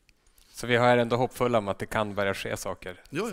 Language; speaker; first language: Swedish; native; Swedish